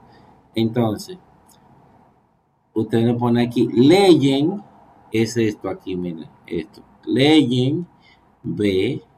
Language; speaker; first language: Spanish; native; Spanish